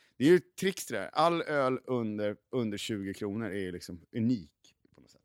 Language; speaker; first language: Swedish; native; Swedish